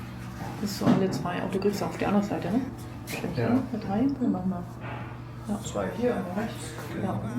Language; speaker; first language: German; native; German